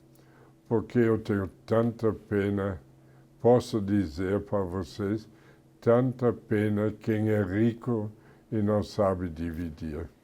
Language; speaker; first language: Portuguese; non-native, fluent; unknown